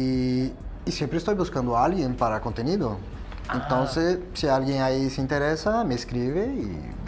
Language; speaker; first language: Spanish; non-native, fluent; Portuguese